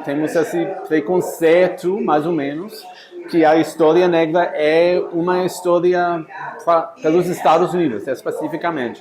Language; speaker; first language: Portuguese; non-native, fluent; English